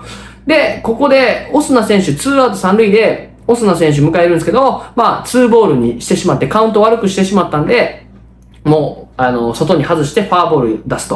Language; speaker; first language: Japanese; native; Japanese